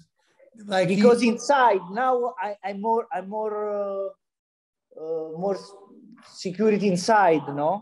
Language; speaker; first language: English; non-native, learner; Italian